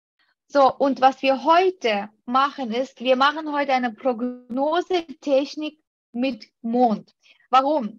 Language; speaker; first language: German; non-native, fluent; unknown